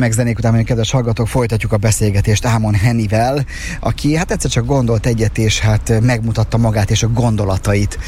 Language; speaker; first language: Hungarian; native; Hungarian